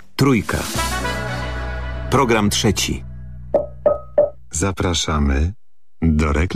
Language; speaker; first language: Polish; native; Polish